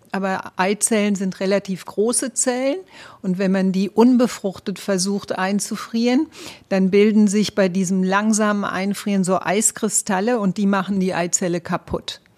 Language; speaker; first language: German; native; German